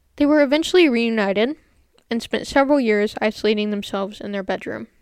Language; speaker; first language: English; native; English